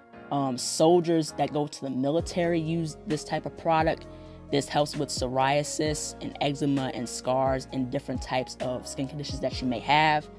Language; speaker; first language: English; native; English